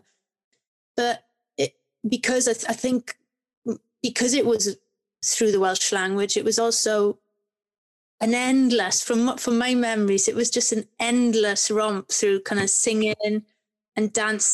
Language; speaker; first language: English; native; English